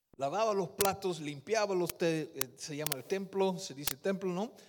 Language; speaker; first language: Spanish; non-native, fluent; Dutch